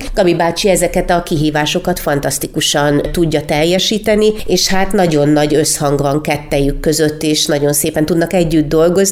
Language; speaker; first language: Hungarian; native; Hungarian